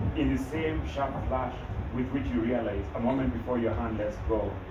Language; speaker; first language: English; non-native, local second language; Kikuyu